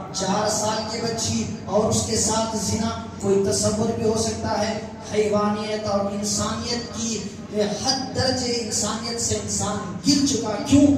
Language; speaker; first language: Urdu; native; Urdu